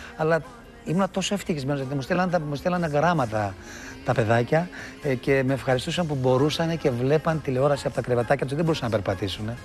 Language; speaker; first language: Greek; early bilingual, heritage; Greek